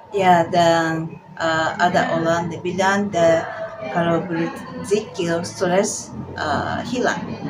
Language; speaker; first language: Indonesian; non-native, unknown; Japanese